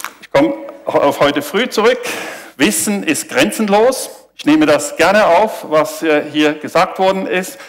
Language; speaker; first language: German; native; German